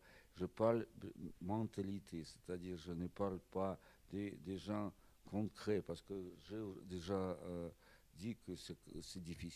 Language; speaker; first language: French; non-native, fluent; Russian